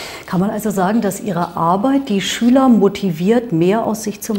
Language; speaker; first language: German; native; German